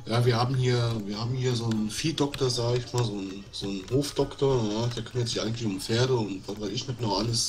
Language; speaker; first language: German; native; German